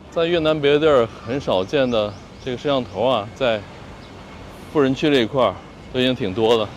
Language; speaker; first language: Chinese; native; Chinese